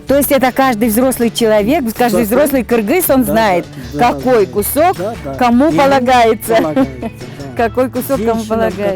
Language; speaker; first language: Russian; native; Russian